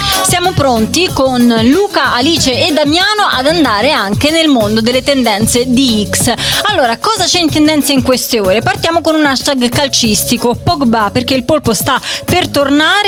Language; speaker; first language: Italian; native; Italian